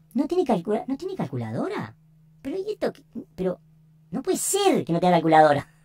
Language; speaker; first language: Spanish; native; Spanish